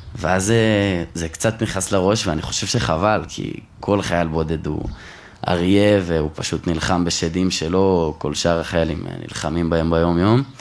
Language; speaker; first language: Hebrew; native; Hebrew